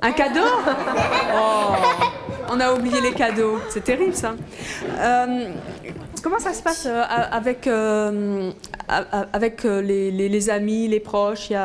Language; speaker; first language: French; native; French